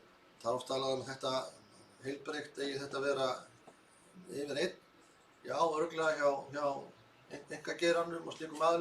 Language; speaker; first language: Icelandic; native; Icelandic